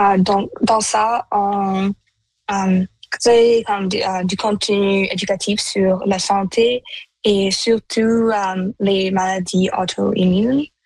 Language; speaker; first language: French; non-native, local second language; Punjabi